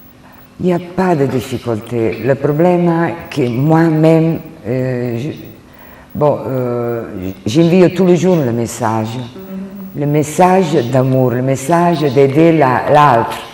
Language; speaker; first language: French; non-native, learner; Italian